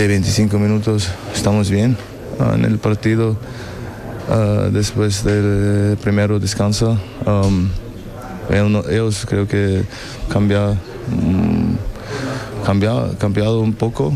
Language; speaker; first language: Spanish; non-native, learner; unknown